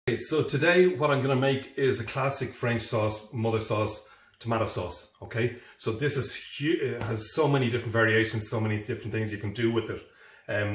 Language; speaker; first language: English; native; English